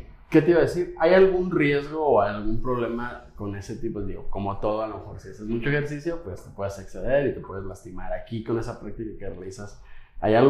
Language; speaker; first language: Spanish; native; Spanish